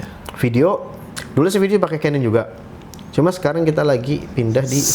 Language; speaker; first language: Indonesian; native; Indonesian